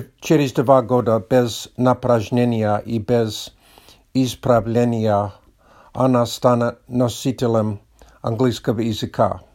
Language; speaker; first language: Russian; non-native, learner; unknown